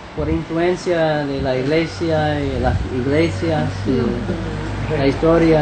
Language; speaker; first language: Spanish; non-native, fluent; English